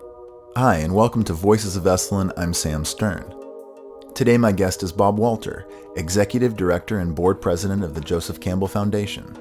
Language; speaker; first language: English; native; English